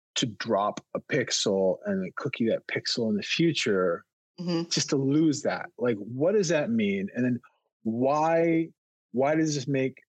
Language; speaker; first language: English; native; English